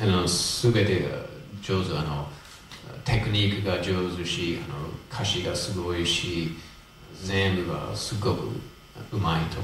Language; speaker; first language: Japanese; non-native, fluent; English